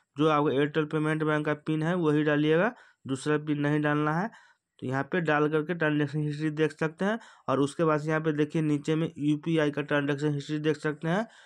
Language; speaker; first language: Hindi; native; Hindi